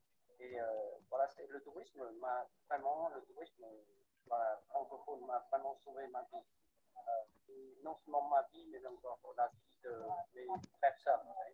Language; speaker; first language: French; non-native, fluent; Vietnamese